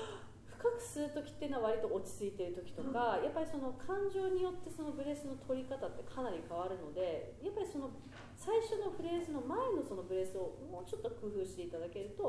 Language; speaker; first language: Japanese; native; Japanese